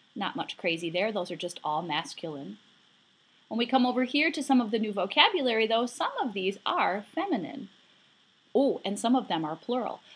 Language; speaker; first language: English; native; English